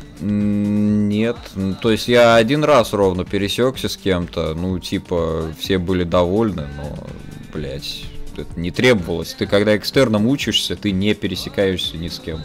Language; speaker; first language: Russian; native; Russian